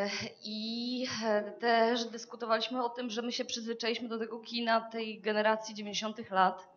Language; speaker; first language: Polish; non-native, fluent; Czech